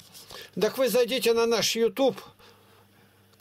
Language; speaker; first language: Russian; native; Russian